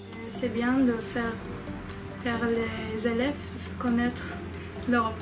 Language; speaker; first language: French; non-native, learner; Azerbaijani